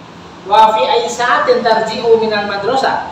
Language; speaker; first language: Arabic; non-native, fluent; Indonesian